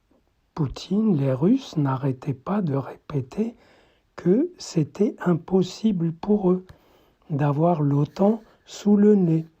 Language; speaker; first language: French; native; French